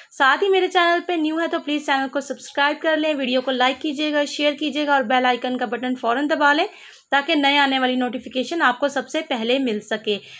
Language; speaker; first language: Urdu; native; Urdu